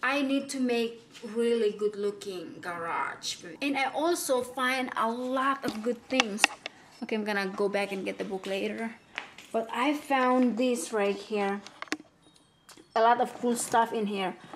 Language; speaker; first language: English; non-native, fluent; Indonesian